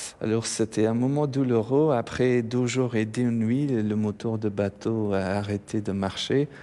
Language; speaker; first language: French; non-native, fluent; Persian